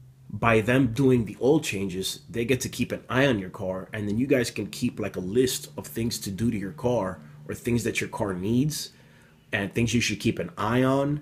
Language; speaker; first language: English; native; English